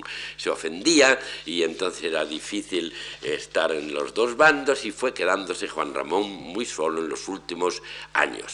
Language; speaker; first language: Spanish; native; Spanish